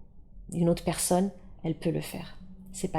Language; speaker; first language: French; native; French